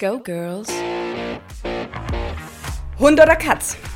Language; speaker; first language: German; native; German